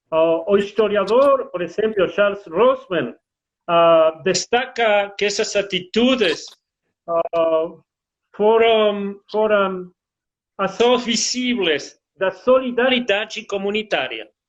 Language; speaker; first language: Portuguese; non-native, fluent; Spanish